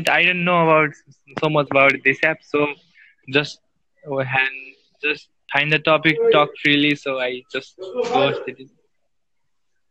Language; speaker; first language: English; non-native, local second language; Nepali